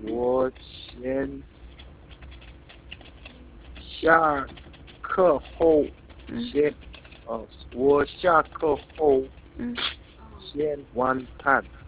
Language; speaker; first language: Chinese; non-native, learner; Korean